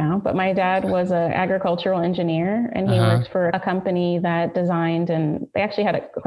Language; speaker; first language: English; native; English